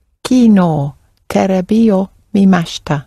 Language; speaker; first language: Japanese; non-native, learner; English